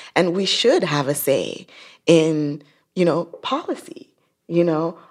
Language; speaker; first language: English; non-native, local second language; Yoruba